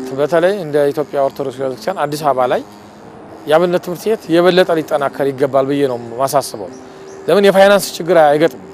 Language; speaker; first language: Amharic; native; Amharic